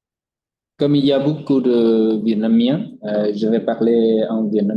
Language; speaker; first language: French; non-native, fluent; Vietnamese